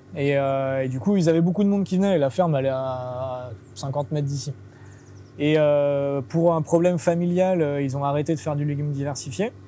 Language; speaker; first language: French; native; French